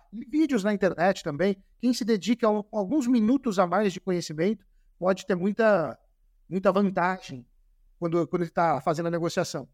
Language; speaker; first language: Portuguese; native; Portuguese